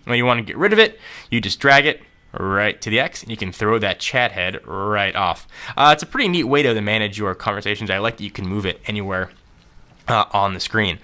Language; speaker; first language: English; native; English